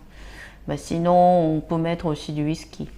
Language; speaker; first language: French; non-native, fluent; Korean